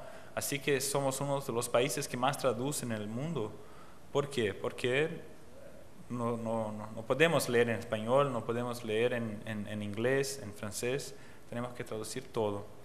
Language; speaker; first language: Spanish; non-native, fluent; Portuguese